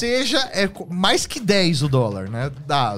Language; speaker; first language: Portuguese; native; Portuguese